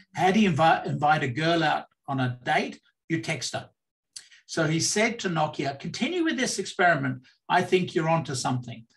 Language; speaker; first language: English; native; English